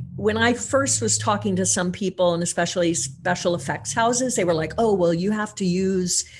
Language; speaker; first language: English; native; English